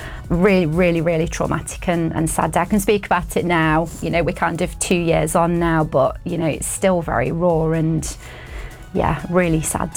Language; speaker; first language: English; native; English